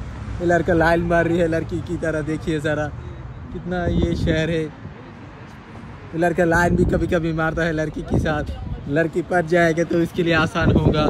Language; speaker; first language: Hindi; non-native, learner; Bangla